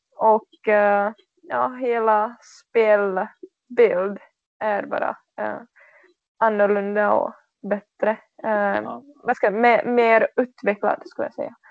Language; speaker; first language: Swedish; non-native, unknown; Czech